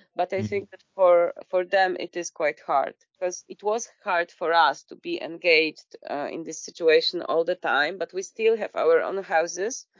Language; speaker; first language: English; non-native, fluent; Polish